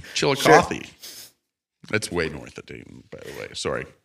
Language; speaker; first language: English; native; English